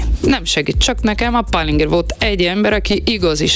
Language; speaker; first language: Hungarian; non-native, learner; Portuguese